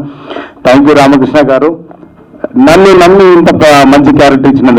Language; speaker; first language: Telugu; native; Telugu